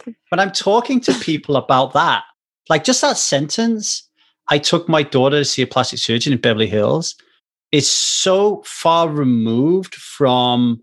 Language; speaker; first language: English; native; English